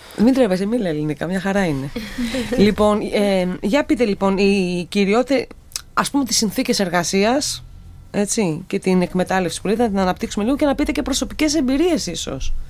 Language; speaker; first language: Greek; native; Greek